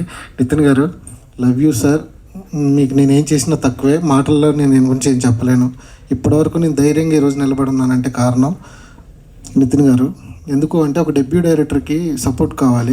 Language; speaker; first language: Telugu; native; Telugu